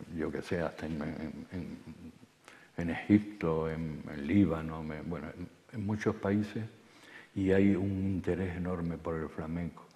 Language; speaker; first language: Spanish; native; Spanish